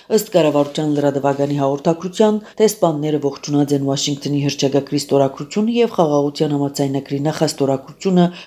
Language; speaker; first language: Armenian; early bilingual, heritage; Armenian